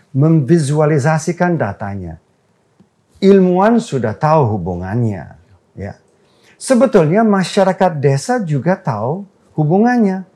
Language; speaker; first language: Indonesian; non-native, fluent; English